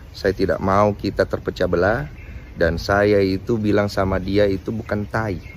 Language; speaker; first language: Indonesian; native; Indonesian